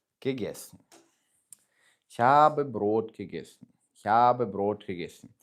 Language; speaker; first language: German; non-native, fluent; Ukrainian